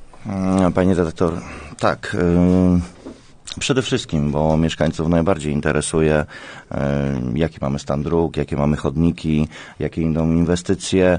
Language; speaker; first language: Polish; native; Polish